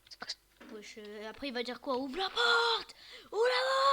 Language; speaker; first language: French; native; French